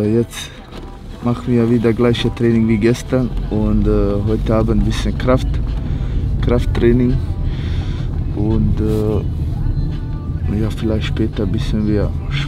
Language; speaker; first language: German; non-native, fluent; Croatian